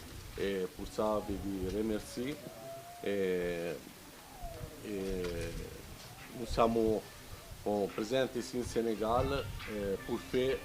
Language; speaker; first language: French; non-native, learner; Italian